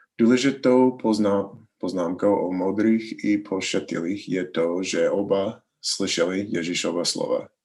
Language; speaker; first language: Czech; non-native, learner; English